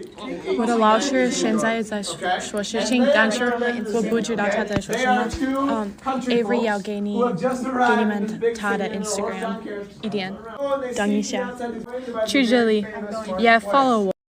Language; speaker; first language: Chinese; non-native, learner; English